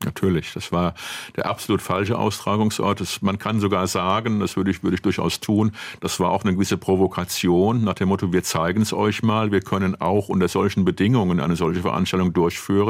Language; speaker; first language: German; native; German